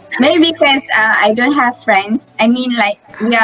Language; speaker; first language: English; non-native, local second language; Malay